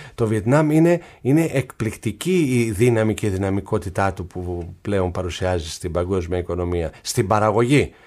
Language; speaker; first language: Greek; native; Greek